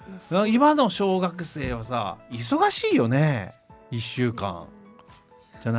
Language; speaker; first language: Japanese; native; Japanese